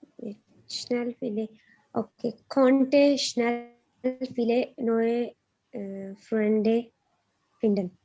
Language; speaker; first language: German; non-native, learner; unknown